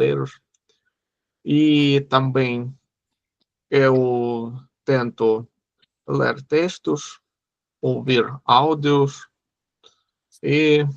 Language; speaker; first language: Portuguese; non-native, learner; Russian